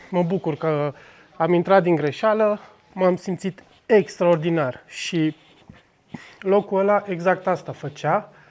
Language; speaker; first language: Romanian; native; Romanian